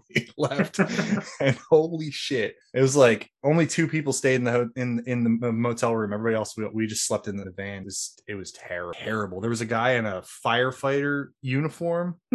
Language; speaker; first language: English; native; English